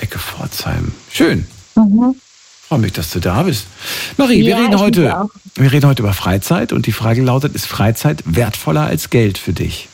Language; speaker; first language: German; native; German